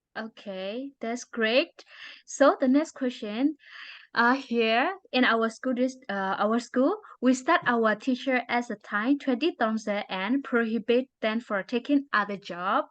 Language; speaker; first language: English; non-native, learner; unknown